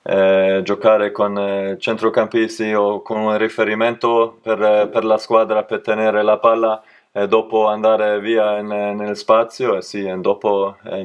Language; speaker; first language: Italian; non-native, learner; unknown